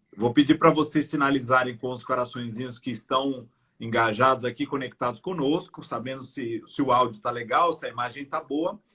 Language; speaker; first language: Portuguese; native; Portuguese